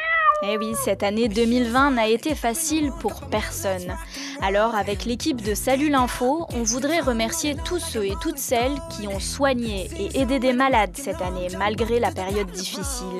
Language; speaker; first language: French; native; French